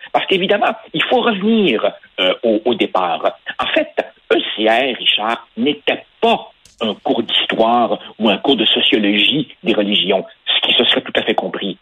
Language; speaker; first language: French; early bilingual, other home language; Spanish